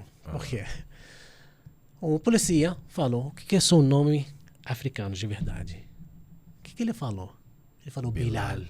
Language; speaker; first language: Portuguese; non-native, fluent; Arabic